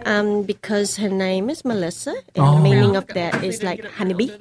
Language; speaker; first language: English; non-native, learner; Korean